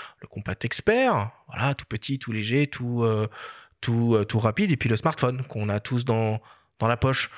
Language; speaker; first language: French; native; French